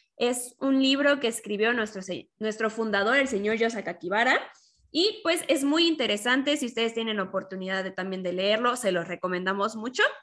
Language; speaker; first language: Spanish; native; Spanish